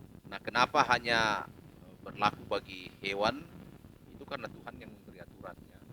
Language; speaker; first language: Indonesian; native; Indonesian